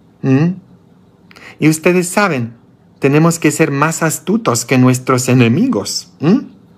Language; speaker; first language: Spanish; non-native, fluent; Polish